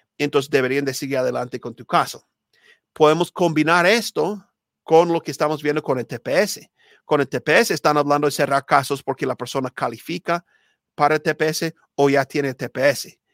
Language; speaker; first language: Spanish; non-native, fluent; English